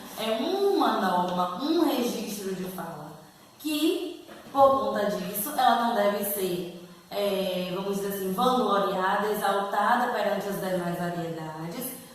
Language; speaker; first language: Portuguese; native; Portuguese